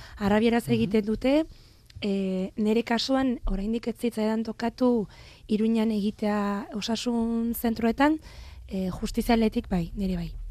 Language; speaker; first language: Basque; non-native, fluent; French